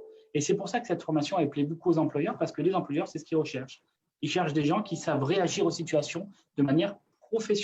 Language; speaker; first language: French; native; French